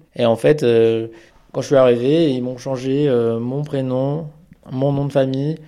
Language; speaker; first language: French; early bilingual, other home language; Amharic